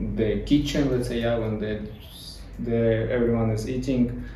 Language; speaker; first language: English; non-native, learner; Ukrainian